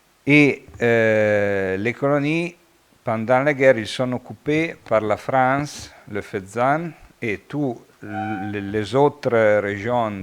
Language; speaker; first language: French; non-native, fluent; Italian